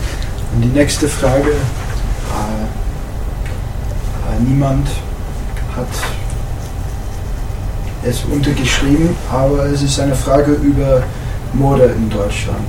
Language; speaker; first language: German; non-native, learner; English